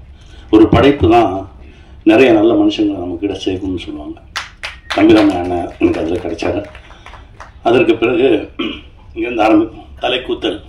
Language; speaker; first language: Tamil; native; Tamil